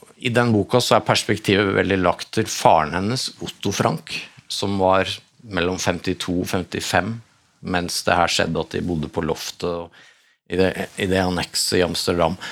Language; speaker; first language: Norwegian; native; Norwegian